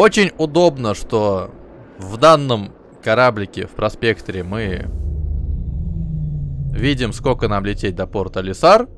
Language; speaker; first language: Russian; native; Russian